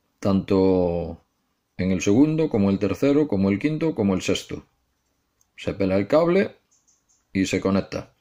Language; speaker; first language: Spanish; native; Spanish